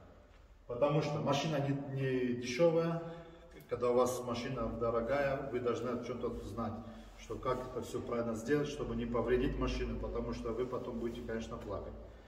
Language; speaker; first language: Russian; early bilingual, heritage; Russian